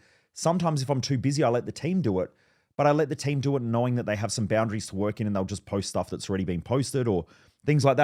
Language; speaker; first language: English; native; English